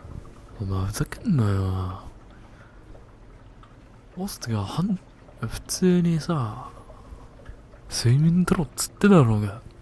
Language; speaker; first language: Japanese; non-native, fluent; English